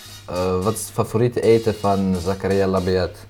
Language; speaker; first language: Dutch; early bilingual, other home language; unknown